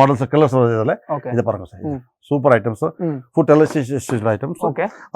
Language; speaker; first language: Tamil; non-native, local second language; Kannada